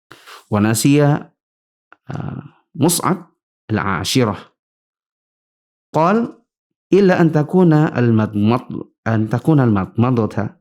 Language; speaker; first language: Arabic; non-native, fluent; Indonesian